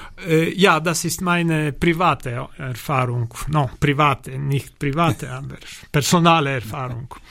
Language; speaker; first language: German; non-native, learner; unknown